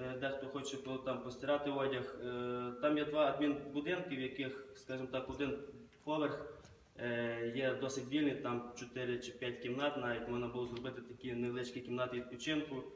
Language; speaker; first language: Ukrainian; native; Ukrainian